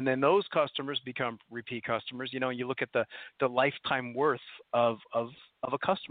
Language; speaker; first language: English; native; English